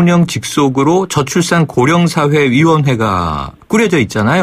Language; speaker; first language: Korean; native; Korean